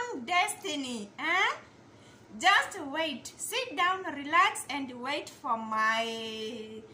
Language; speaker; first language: English; non-native, local second language; Kamba